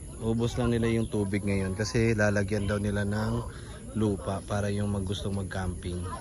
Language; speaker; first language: Filipino; non-native, local second language; Cebuano